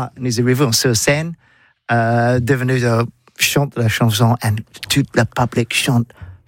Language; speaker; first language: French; non-native, learner; English